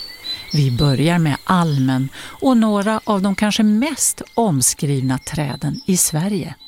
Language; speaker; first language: Swedish; native; Swedish